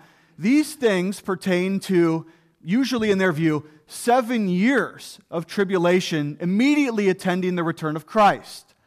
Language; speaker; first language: English; native; English